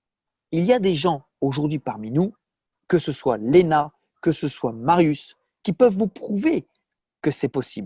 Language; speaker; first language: French; native; French